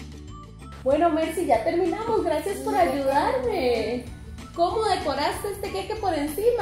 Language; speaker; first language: Spanish; native; Spanish